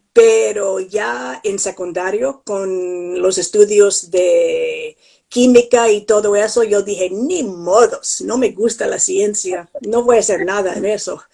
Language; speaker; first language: Spanish; non-native, fluent; English